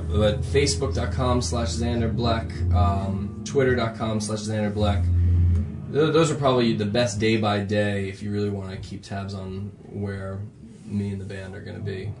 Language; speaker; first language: English; native; English